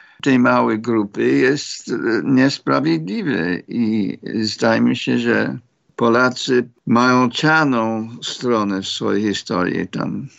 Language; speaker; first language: Polish; non-native, fluent; English